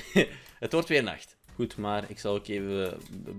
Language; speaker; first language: Dutch; native; Dutch